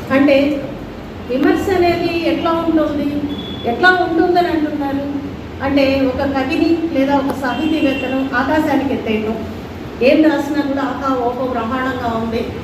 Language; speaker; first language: Telugu; native; Telugu